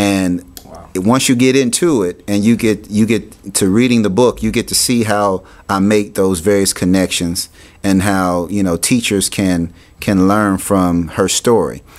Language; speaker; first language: English; native; English